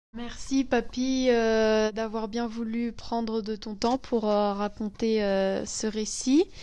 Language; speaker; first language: French; native; French